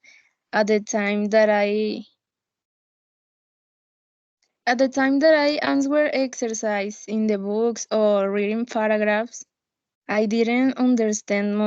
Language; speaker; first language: English; non-native, learner; Spanish